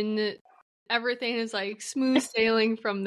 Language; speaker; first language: English; native; English